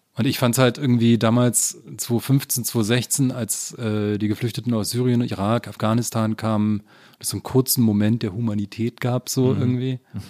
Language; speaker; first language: German; native; German